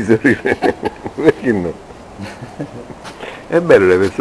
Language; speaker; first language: Italian; non-native, local second language; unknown